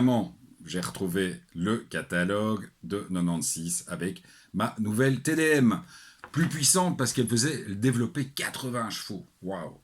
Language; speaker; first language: French; native; French